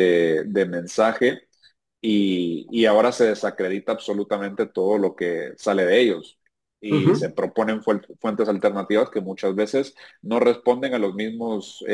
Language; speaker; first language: Spanish; native; Spanish